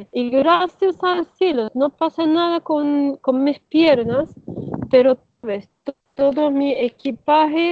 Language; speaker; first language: Spanish; non-native, learner; Turkish